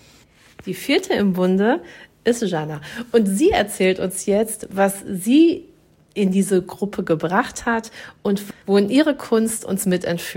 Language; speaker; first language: German; native; German